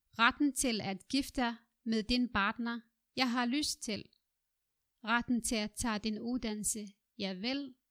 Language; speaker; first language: Danish; non-native, fluent; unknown